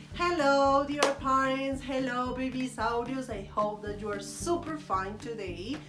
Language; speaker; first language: English; non-native, learner; Spanish